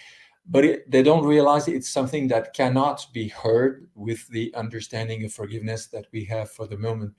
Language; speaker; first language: English; non-native, fluent; French